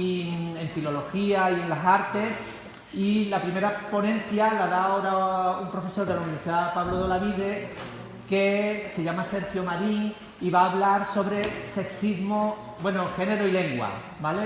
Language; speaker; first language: Spanish; native; Spanish